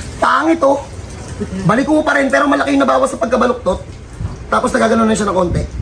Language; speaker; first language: Filipino; non-native, local second language; Bikol